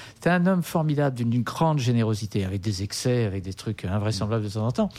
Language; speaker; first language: French; native; French